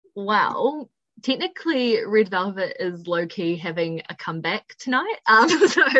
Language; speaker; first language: English; native; English